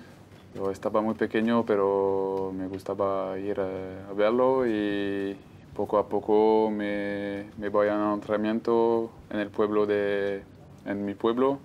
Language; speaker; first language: Spanish; non-native, fluent; French